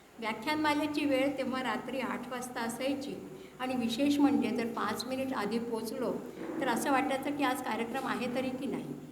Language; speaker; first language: Marathi; early bilingual, heritage; Marathi